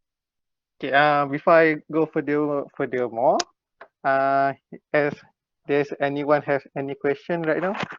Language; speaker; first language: English; non-native, local second language; Malay